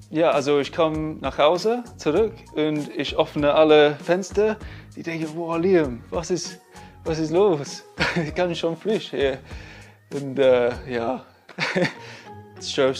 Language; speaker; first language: German; non-native, learner; English